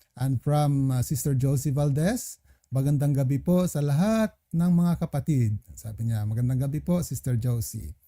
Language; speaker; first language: Filipino; native; Filipino